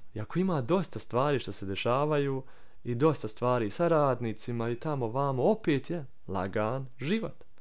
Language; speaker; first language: Serbian; early bilingual, heritage; Croatian